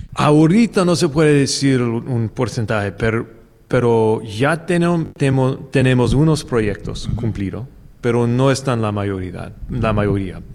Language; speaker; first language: Spanish; non-native, learner; English